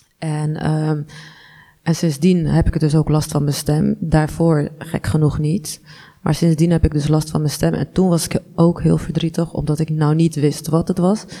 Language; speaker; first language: Dutch; early bilingual, other home language; Arabic